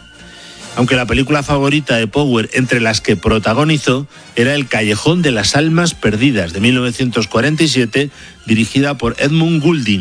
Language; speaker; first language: Spanish; native; Spanish